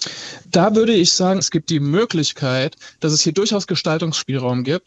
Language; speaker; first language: German; native; German